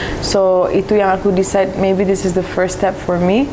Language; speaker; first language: English; early bilingual, other home language; Indonesian